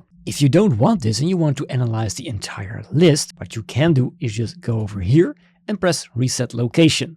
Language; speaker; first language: English; non-native, fluent; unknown